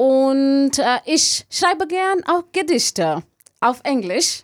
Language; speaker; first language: German; non-native, learner; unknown